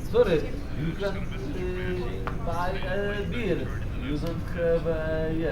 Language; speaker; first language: English; non-native, learner; Polish